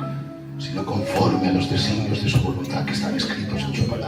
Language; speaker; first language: Spanish; native; Spanish